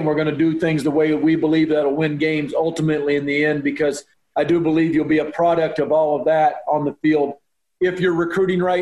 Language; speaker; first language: English; native; English